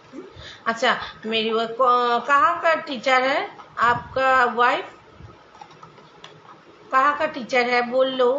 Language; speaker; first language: Hindi; non-native, local second language; Bangla